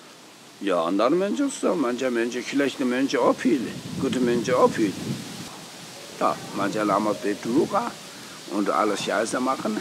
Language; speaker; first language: German; non-native, learner; Tibetan